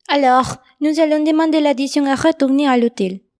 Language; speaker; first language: French; non-native, learner; Spanish